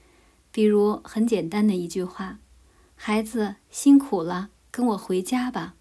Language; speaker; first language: Chinese; native; Chinese